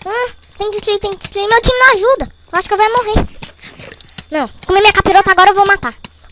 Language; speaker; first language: Portuguese; native; Portuguese